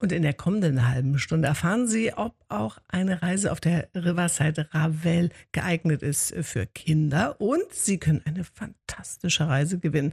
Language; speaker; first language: German; native; German